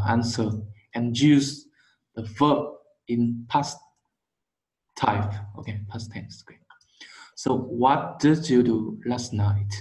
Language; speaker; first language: English; non-native, learner; Vietnamese